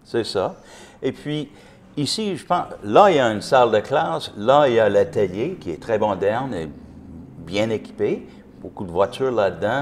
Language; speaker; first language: French; non-native, fluent; English